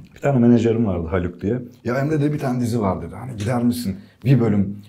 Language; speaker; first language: Turkish; native; Turkish